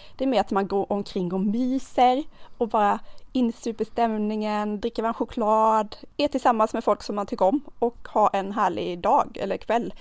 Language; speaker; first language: Swedish; native; Swedish